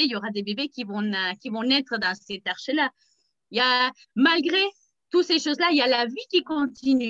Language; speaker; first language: French; native; French